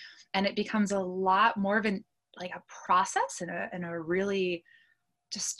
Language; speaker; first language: English; early bilingual, other home language; Polish